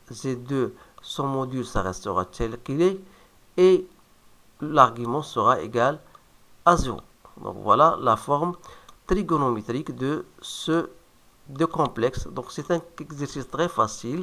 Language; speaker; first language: French; non-native, local second language; Arabic